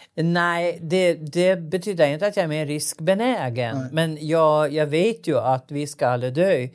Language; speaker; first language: Swedish; native; Swedish